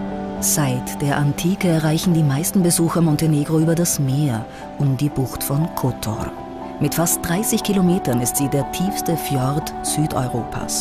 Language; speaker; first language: German; native; German